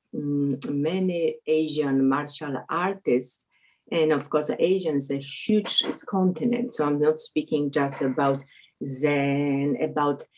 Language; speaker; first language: English; non-native, fluent; Polish